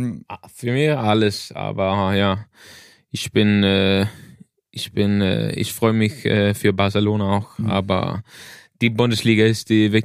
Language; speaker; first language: German; non-native, learner; Danish